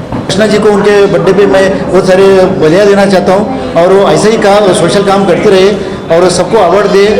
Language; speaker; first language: Hindi; non-native, local second language; Marathi